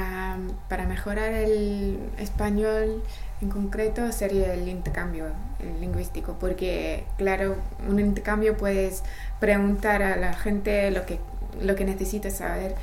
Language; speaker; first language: Spanish; non-native, fluent; English